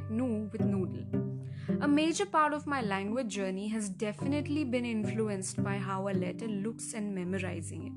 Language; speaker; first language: English; non-native, local second language; Odia